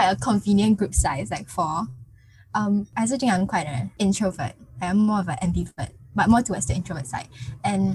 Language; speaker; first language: English; native; English